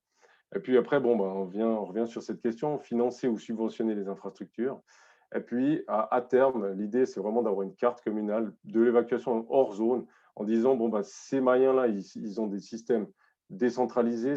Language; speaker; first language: French; native; French